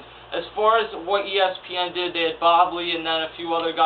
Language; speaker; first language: English; native; English